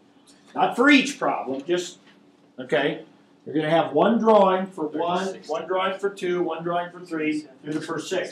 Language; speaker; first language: English; native; English